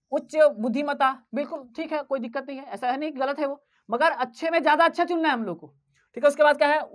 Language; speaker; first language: Hindi; native; Hindi